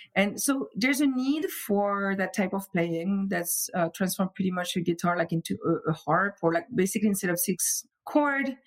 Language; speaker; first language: English; non-native, fluent; French